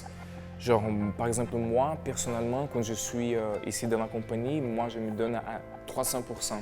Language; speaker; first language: French; non-native, fluent; Portuguese